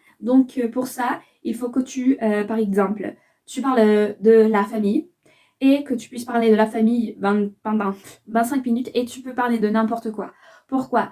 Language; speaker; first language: French; non-native, fluent; Spanish